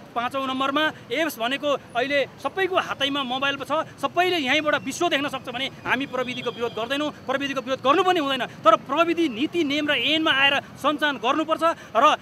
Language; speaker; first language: Nepali; native; Nepali